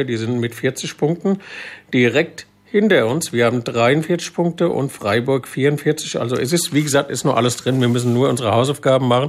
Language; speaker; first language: German; native; German